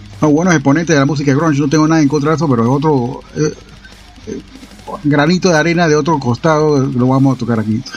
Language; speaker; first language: Spanish; native; Spanish